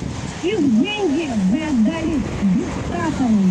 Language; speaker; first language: Russian; native; Russian